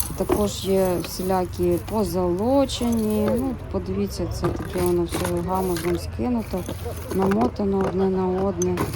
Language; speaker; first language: Ukrainian; non-native, local second language; Russian